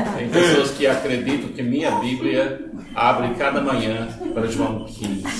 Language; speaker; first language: Portuguese; non-native, fluent; English